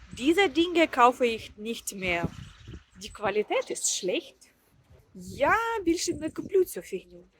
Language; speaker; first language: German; non-native, fluent; Ukrainian